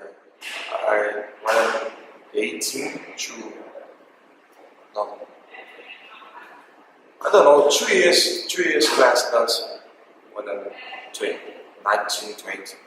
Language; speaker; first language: English; non-native, learner; Portuguese